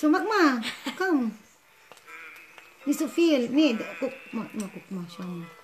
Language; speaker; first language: German; non-native, learner; Cebuano